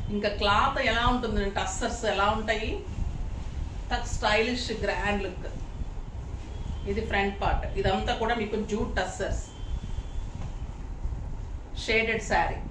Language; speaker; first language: Telugu; native; Telugu